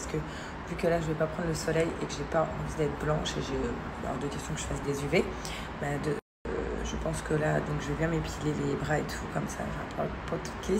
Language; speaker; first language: French; native; French